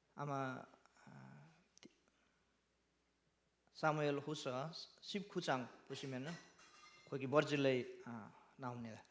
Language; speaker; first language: Korean; non-native, learner; Nepali